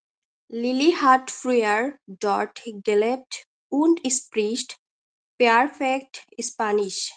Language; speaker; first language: German; non-native, learner; Bangla